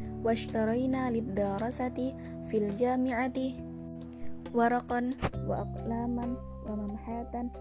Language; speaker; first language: Arabic; non-native, learner; Indonesian